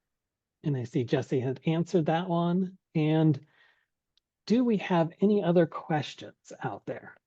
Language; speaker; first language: English; native; English